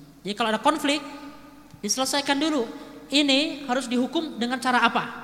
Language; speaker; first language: Indonesian; native; Indonesian